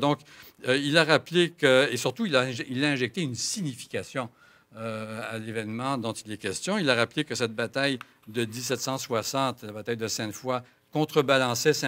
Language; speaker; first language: French; native; French